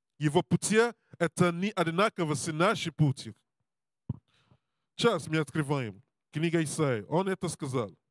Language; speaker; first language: Russian; non-native, learner; English